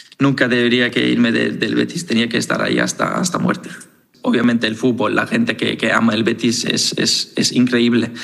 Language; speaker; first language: Spanish; non-native, fluent; Danish